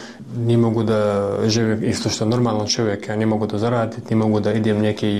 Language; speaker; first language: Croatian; non-native, learner; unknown